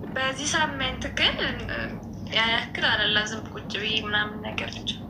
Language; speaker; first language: Amharic; native; Amharic